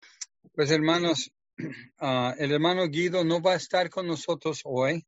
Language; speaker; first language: Spanish; non-native, fluent; English